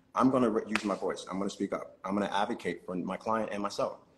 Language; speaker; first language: English; native; English